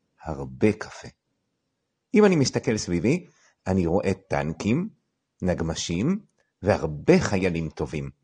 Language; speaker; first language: Hebrew; native; Hebrew